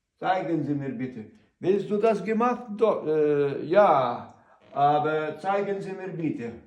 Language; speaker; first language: German; non-native, learner; Ukrainian